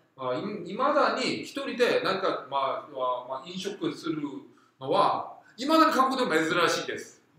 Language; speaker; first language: Japanese; non-native, fluent; Korean